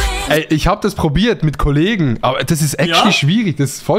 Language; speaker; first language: German; native; German